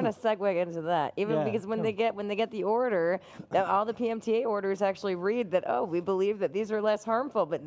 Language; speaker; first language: English; native; English